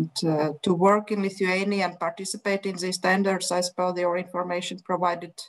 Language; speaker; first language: English; non-native, fluent; Latvian